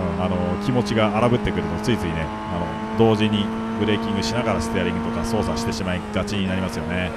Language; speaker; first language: Japanese; native; Japanese